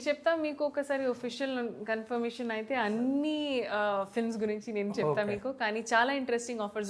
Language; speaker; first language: Telugu; non-native, local second language; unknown